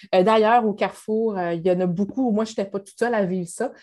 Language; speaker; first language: French; native; French